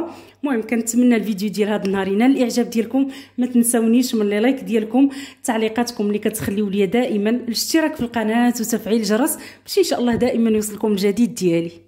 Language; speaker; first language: Arabic; native; Arabic